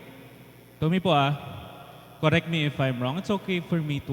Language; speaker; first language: English; non-native, fluent; Filipino